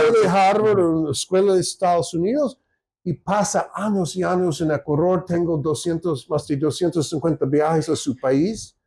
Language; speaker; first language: Spanish; non-native, fluent; English